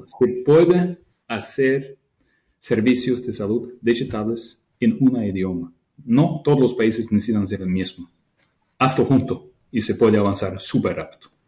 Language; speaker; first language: Spanish; non-native, fluent; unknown